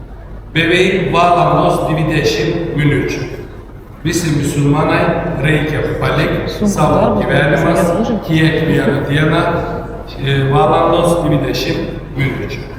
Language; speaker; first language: Lithuanian; non-native, learner; Turkish